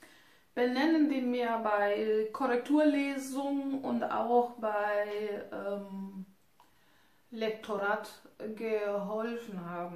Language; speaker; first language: German; non-native, fluent; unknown